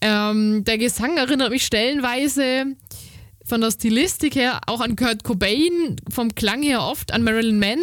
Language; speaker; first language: German; native; German